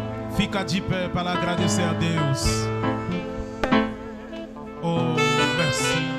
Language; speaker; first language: Portuguese; non-native, learner; Haitian Creole